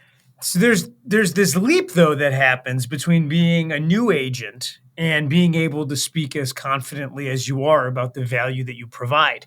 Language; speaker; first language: English; native; English